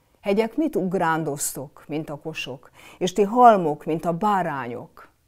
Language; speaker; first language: Hungarian; native; Hungarian